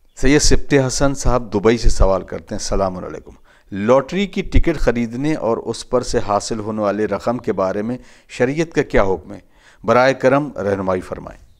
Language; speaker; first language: Urdu; native; Urdu